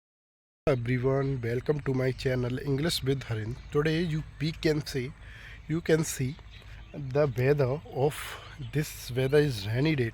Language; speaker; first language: English; non-native, local second language; Hindi